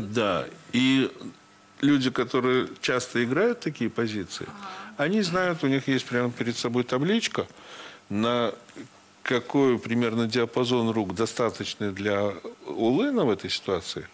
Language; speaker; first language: Russian; native; Russian